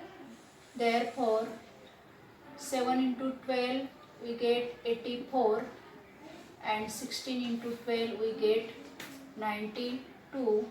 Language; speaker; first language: English; non-native, local second language; Marathi